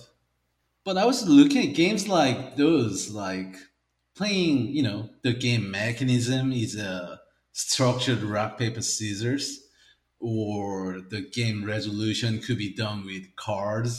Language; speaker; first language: English; native; English